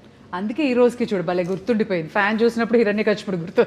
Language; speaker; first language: Telugu; native; Telugu